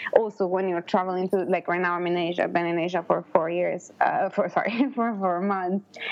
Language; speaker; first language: English; non-native, fluent; Italian